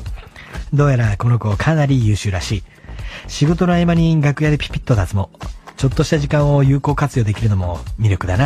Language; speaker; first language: Japanese; native; Japanese